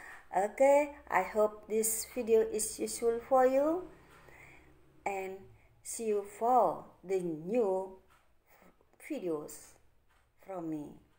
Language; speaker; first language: English; non-native, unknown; Indonesian